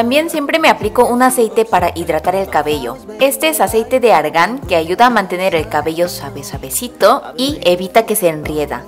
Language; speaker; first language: Spanish; non-native, fluent; Korean